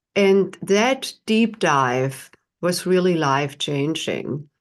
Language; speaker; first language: English; non-native, fluent; German